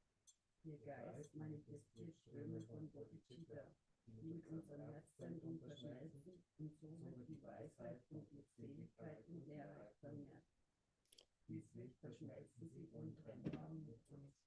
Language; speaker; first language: German; native; German